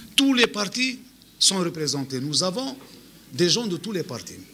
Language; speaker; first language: French; non-native, local second language; Arabic